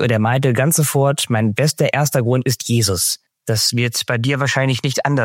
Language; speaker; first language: German; native; German